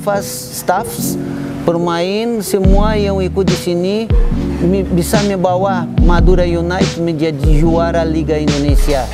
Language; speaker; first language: Indonesian; non-native, fluent; Portuguese